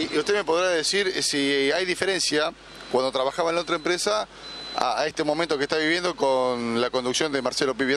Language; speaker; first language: Spanish; native; Spanish